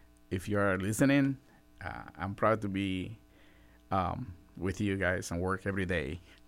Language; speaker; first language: English; non-native, fluent; Spanish